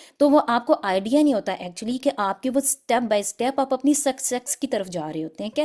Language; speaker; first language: Urdu; non-native, local second language; Punjabi